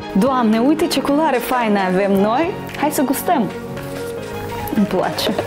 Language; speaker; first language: Romanian; non-native, local second language; Russian